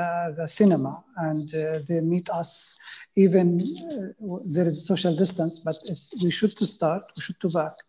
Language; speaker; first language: English; non-native, fluent; Arabic